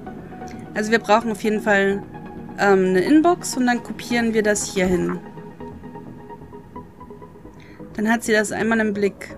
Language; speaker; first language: German; native; German